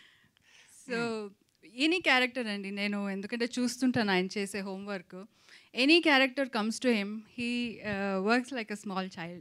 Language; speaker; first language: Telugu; non-native, local second language; Kannada